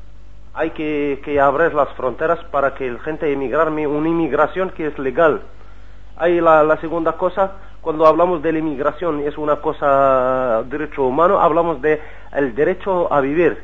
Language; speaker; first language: Spanish; non-native, learner; Arabic